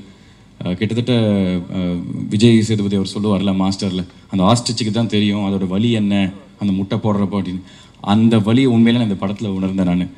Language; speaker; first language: Tamil; native; Tamil